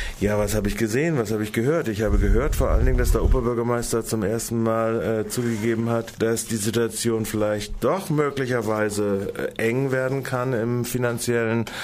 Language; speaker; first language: German; native; German